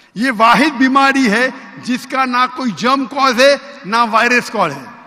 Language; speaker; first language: Urdu; non-native, local second language; Konkani